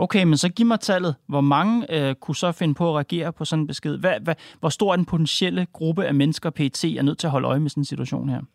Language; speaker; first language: Danish; native; Danish